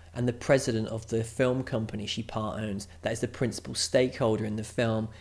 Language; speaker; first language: English; native; English